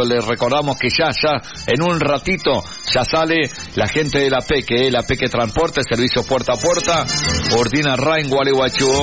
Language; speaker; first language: Spanish; native; Spanish